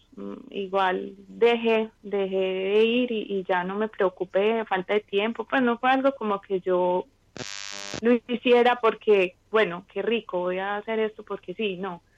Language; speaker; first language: Spanish; native; Spanish